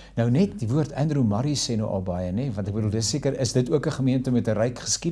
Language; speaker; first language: Afrikaans; native; Afrikaans